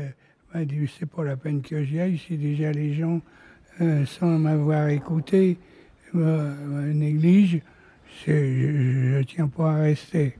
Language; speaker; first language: French; native; French